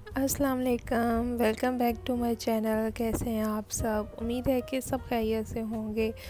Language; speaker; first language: Urdu; native; Urdu